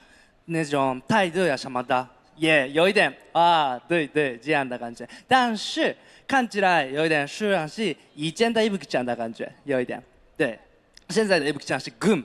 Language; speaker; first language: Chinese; non-native, fluent; Japanese